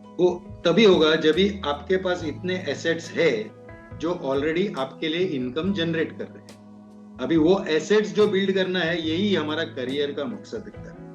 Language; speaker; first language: Hindi; non-native, local second language; Kannada